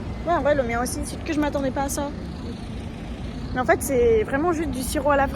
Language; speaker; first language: French; native; French